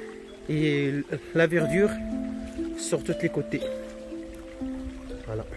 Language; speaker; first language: French; non-native, local second language; Arabic